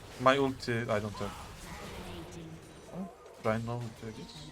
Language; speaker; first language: English; non-native, learner; Turkish